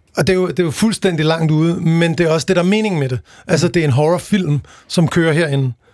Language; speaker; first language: Danish; native; Danish